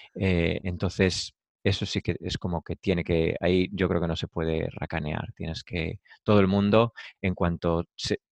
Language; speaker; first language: Spanish; native; Spanish